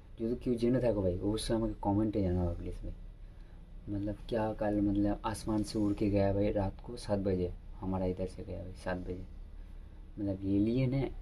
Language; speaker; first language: Hindi; non-native, local second language; Bangla